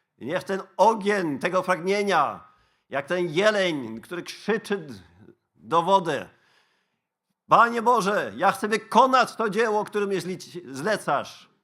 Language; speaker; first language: Polish; non-native, fluent; Dutch